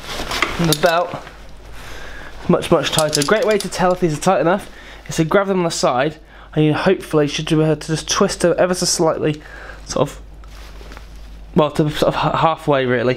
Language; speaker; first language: English; native; English